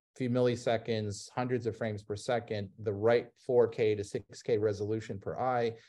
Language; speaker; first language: English; native; English